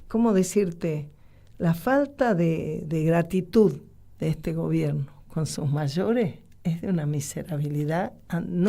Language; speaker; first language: Spanish; native; Spanish